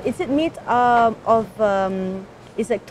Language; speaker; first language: English; non-native, fluent; Malay